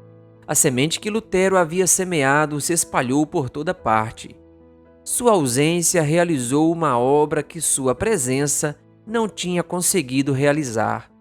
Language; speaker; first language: Portuguese; native; Portuguese